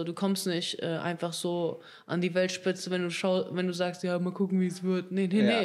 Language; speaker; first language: German; early bilingual, other home language; Russian